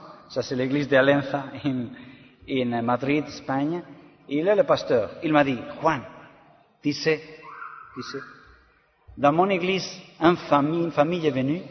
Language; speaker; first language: French; non-native, learner; Spanish